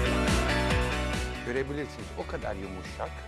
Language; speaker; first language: Turkish; non-native, learner; Italian